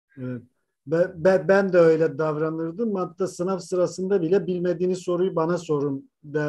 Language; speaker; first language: Turkish; native; Turkish